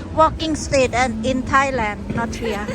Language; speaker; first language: English; non-native, learner; Thai